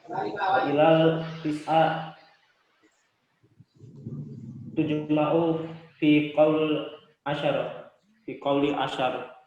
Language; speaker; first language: Arabic; non-native, learner; Indonesian